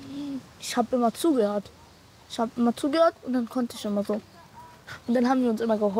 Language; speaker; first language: German; early bilingual, other home language; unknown